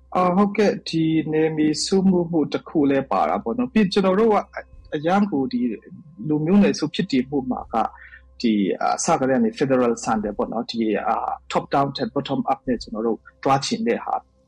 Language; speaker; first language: Burmese; non-native, local second language; Hakha Chin